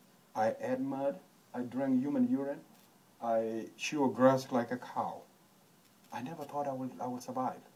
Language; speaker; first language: English; non-native, fluent; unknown